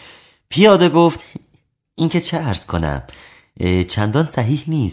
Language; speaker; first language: Persian; native; Persian